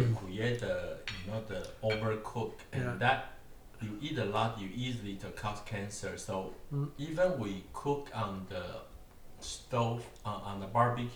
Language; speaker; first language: English; non-native, learner; Chinese